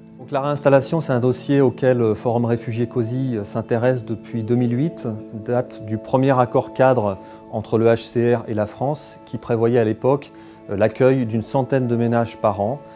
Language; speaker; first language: French; native; French